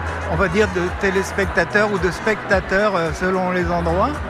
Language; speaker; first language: French; native; French